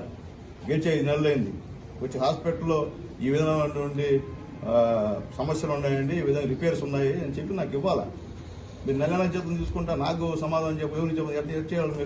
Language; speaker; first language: Telugu; native; Telugu